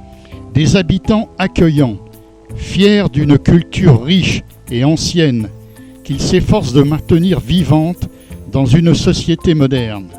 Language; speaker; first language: French; native; French